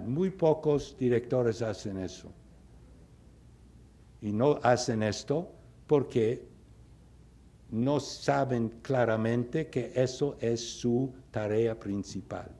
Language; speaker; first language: Spanish; non-native, fluent; English